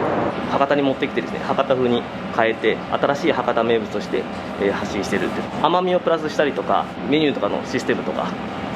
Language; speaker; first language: Japanese; native; Japanese